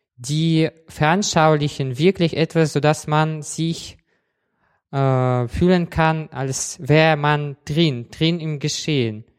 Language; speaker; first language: German; non-native, fluent; Russian